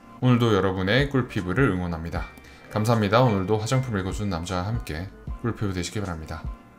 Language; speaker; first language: Korean; native; Korean